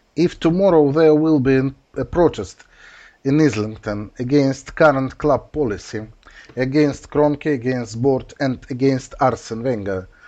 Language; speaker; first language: English; non-native, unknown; Russian